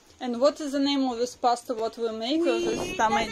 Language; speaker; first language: English; non-native, learner; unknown